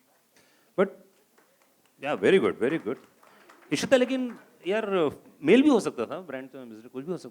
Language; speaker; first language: Hindi; native; Hindi